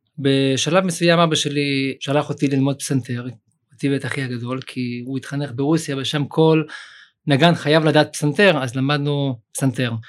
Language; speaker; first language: Hebrew; early bilingual, other home language; Russian